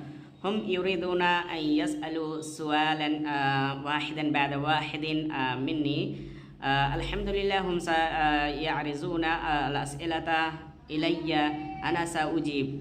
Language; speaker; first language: Arabic; non-native, fluent; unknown